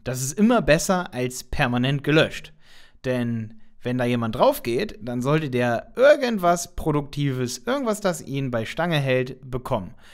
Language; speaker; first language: German; native; German